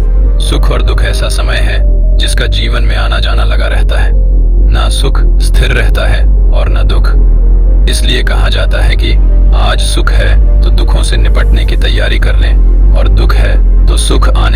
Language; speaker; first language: Hindi; native; Hindi